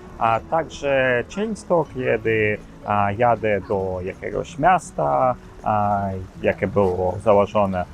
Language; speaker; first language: Polish; non-native, learner; Ukrainian